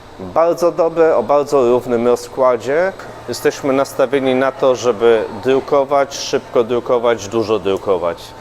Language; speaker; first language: Polish; native; Polish